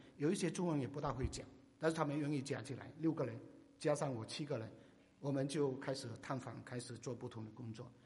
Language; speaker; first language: Chinese; non-native, local second language; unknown